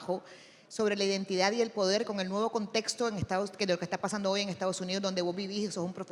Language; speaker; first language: Spanish; native; Spanish